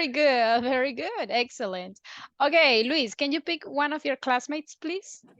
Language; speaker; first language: English; non-native, fluent; Spanish